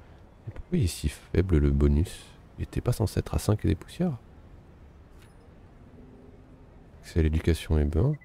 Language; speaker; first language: French; native; French